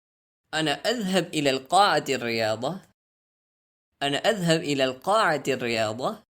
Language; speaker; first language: Arabic; non-native, fluent; Urdu